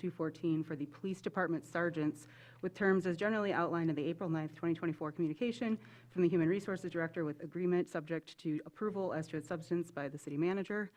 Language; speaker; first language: English; native; English